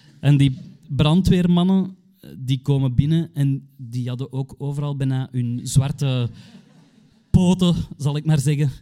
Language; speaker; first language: Dutch; native; Dutch